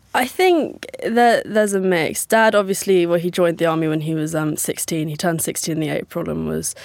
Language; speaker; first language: English; native; English